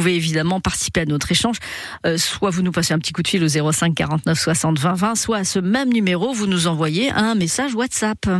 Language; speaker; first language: French; native; French